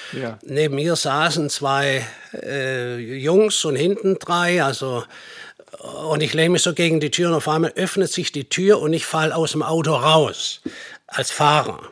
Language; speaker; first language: German; native; German